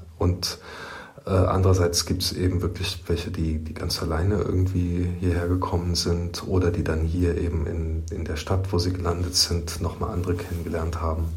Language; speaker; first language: German; native; German